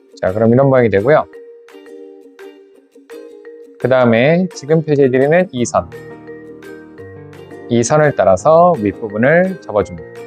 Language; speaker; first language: Korean; native; Korean